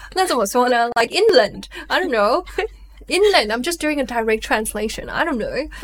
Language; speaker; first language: English; non-native, local second language; Chinese